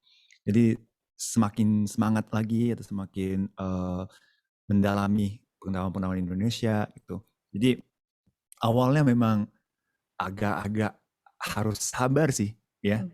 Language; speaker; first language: Indonesian; non-native, fluent; Japanese